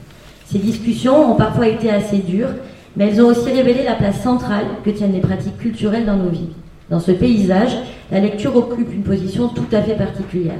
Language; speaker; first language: French; native; French